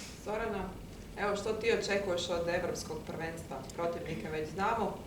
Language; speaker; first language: Croatian; native; Croatian